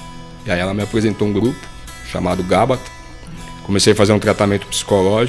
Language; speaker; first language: Portuguese; native; Portuguese